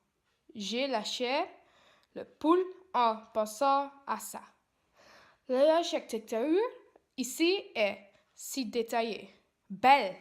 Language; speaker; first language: French; non-native, learner; Dutch